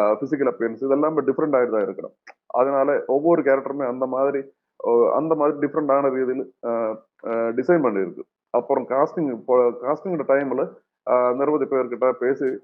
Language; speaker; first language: Tamil; non-native, learner; Malayalam